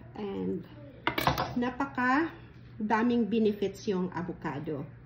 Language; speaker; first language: Filipino; non-native, local second language; Cebuano